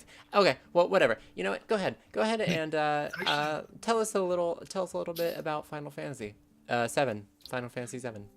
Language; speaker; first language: English; native; English